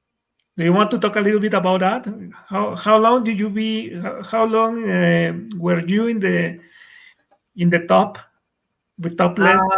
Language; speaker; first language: English; non-native, fluent; Spanish